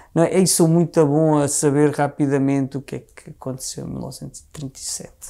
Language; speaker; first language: Portuguese; native; Portuguese